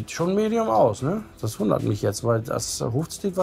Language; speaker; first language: German; native; German